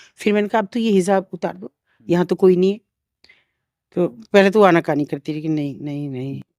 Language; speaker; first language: Hindi; native; Hindi